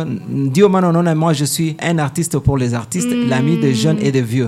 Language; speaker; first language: French; non-native, local second language; Swahili